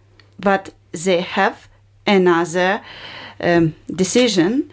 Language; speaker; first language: English; non-native, learner; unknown